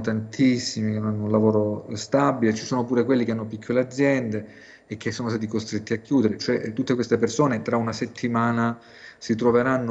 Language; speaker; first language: Italian; native; Italian